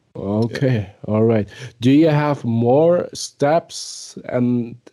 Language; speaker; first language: English; early bilingual, other home language; German